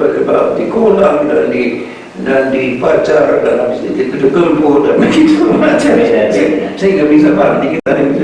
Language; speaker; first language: Indonesian; non-native, fluent; Hungarian